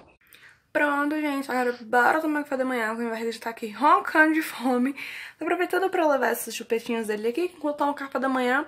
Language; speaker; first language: Portuguese; native; Portuguese